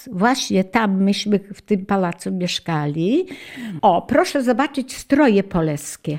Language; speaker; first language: Polish; native; Polish